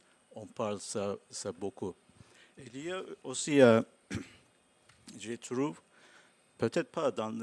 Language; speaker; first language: French; non-native, learner; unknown